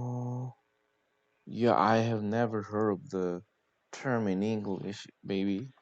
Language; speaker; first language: English; non-native, learner; Korean